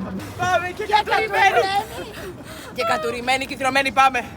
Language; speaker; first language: Greek; native; Greek